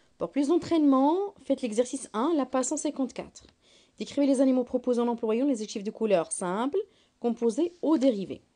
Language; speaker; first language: French; non-native, local second language; Arabic